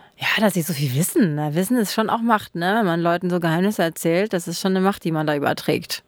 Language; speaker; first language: German; native; German